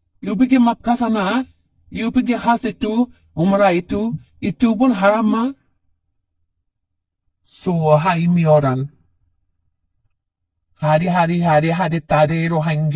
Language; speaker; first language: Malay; non-native, learner; Rohingya